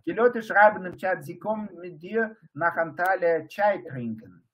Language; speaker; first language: German; non-native, fluent; Russian